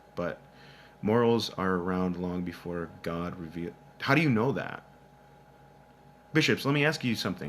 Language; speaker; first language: English; native; English